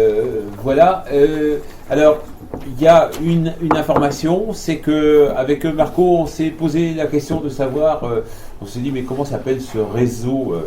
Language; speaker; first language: French; native; French